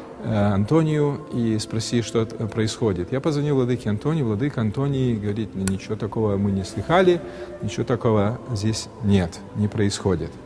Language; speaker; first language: Russian; native; Russian